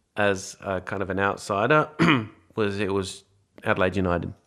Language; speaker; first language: English; native; English